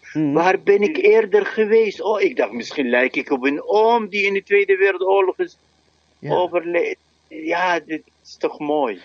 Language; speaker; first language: Dutch; non-native, fluent; Arabic